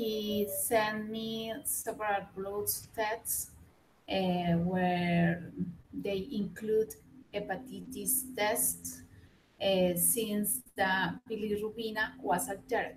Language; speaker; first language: English; non-native, learner; Spanish